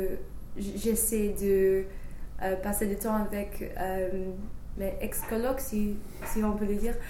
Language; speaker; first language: French; non-native, fluent; English